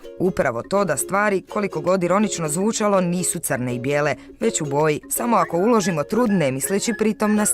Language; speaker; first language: Croatian; native; Croatian